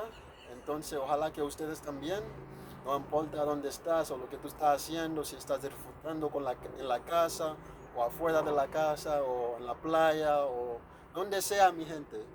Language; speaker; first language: Spanish; non-native, fluent; Haitian Creole